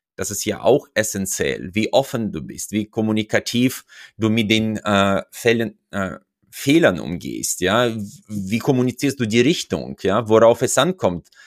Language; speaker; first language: German; non-native, fluent; Russian